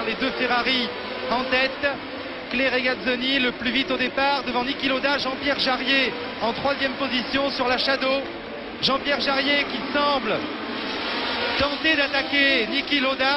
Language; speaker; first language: French; native; French